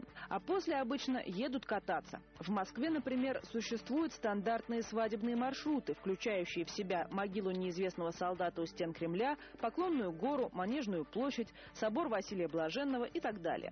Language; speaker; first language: Russian; native; Russian